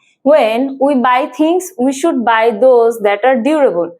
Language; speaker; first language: English; non-native, local second language; Bangla